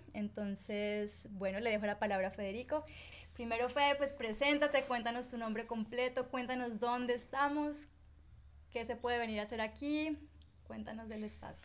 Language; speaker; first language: Spanish; native; Spanish